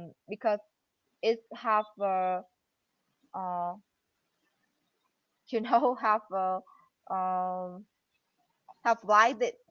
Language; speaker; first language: English; non-native, learner; Vietnamese